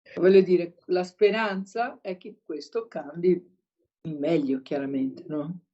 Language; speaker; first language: Italian; non-native, fluent; Portuguese